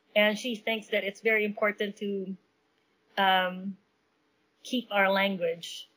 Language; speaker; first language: English; non-native, local second language; Min Nan Chinese